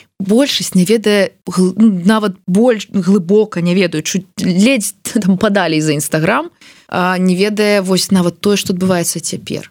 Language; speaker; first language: Belarusian; non-native, local second language; Russian